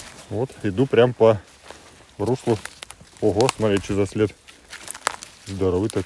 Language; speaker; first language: Russian; native; Russian